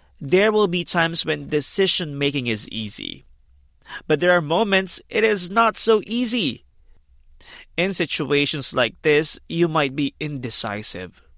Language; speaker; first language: English; non-native, fluent; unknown